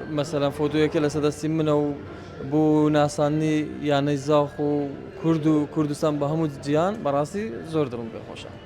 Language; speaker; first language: Central Kurdish; non-native, local second language; Kurdish